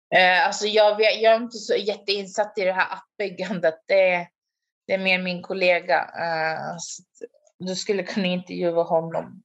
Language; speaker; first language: Swedish; native; Swedish